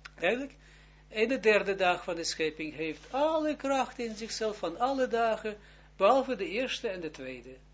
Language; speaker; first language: Dutch; non-native, fluent; Hebrew